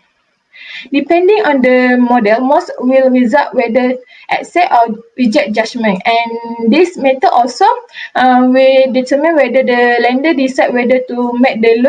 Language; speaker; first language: English; non-native, local second language; Malay